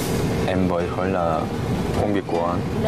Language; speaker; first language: Vietnamese; non-native, learner; Korean